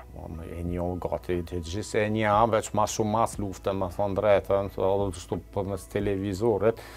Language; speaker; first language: Albanian; non-native, fluent; German